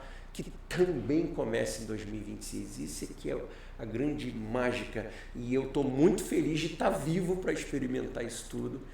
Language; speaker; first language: Portuguese; native; Portuguese